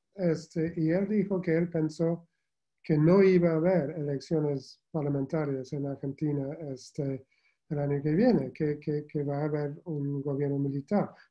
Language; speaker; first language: Spanish; non-native, fluent; English